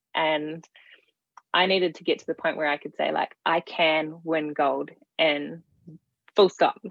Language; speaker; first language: English; native; English